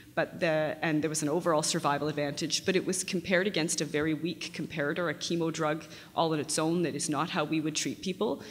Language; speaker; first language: English; native; English